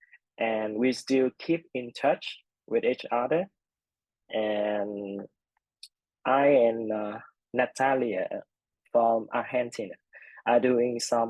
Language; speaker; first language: English; non-native, fluent; Vietnamese